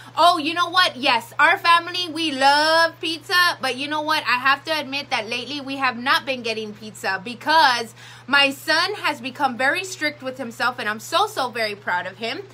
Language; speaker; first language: English; early bilingual, other home language; Spanish